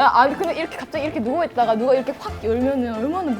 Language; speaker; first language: Korean; native; Korean